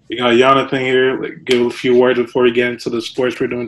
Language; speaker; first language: English; native; English